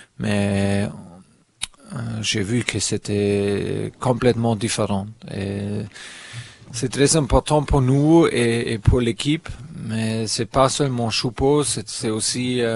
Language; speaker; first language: French; non-native, fluent; German